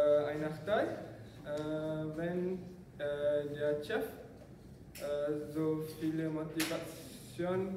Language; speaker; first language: German; non-native, learner; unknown